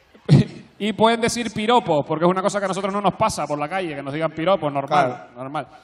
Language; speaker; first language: Spanish; native; Spanish